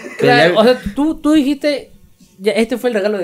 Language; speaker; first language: Spanish; native; Spanish